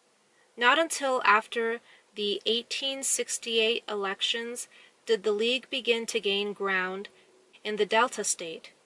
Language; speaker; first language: English; native; English